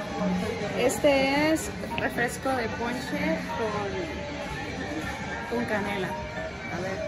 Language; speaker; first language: Spanish; native; Spanish